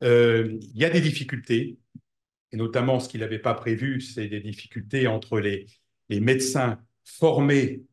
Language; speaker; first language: French; native; French